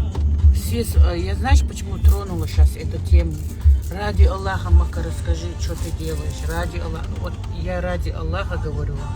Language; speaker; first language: Russian; non-native, local second language; Chechen